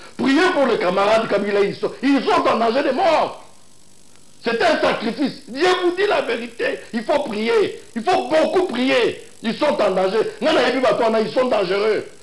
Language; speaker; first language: French; non-native, local second language; Luba-Lulua